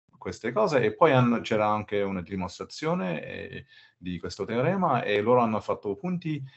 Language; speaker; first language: Italian; non-native, fluent; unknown